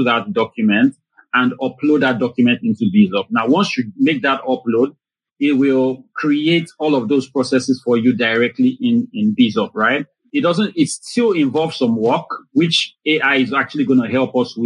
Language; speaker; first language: English; non-native, local second language; Yoruba